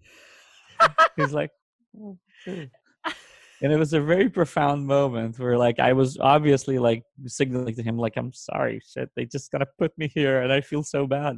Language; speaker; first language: English; non-native, fluent; Hebrew